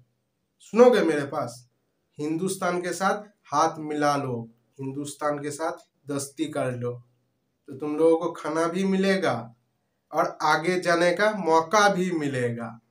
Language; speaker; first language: Hindi; non-native, local second language; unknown